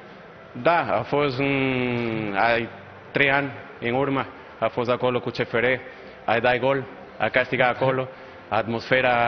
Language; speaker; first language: Romanian; non-native, learner; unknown